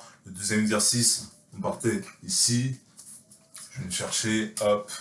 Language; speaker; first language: French; native; French